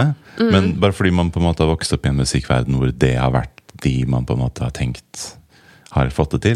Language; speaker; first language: Norwegian; native; Norwegian